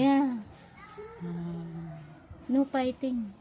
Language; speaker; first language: English; non-native, learner; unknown